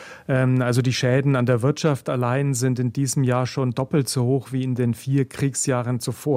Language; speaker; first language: German; native; German